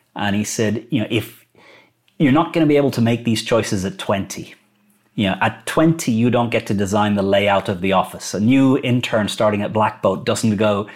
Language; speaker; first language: English; native; English